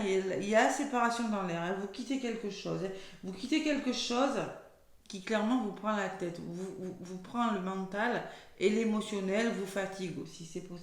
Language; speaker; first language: French; native; French